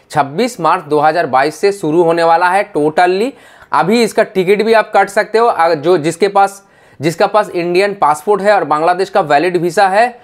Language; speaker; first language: Hindi; non-native, fluent; Bangla